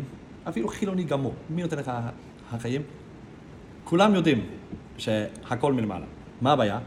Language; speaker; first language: Hebrew; non-native, fluent; English